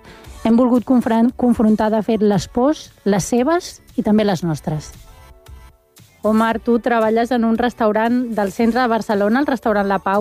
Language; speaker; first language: Catalan; native; Catalan